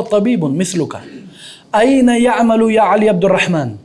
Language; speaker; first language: Arabic; non-native, fluent; Urdu